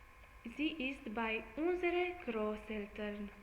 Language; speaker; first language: German; non-native, learner; English